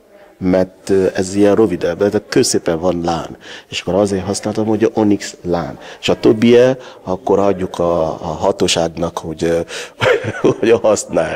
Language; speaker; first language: Hungarian; non-native, learner; Yoruba